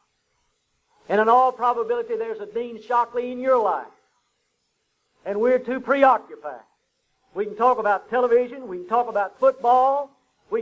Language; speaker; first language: English; native; English